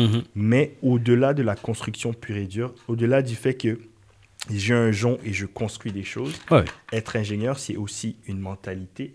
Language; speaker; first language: French; native; French